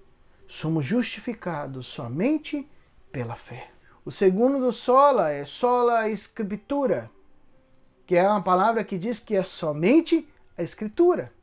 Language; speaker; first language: Portuguese; native; Portuguese